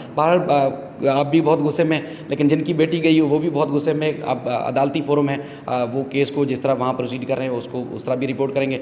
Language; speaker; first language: Urdu; native; Urdu